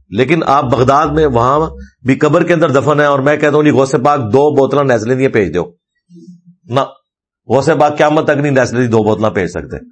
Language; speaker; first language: Urdu; non-native, local second language; Punjabi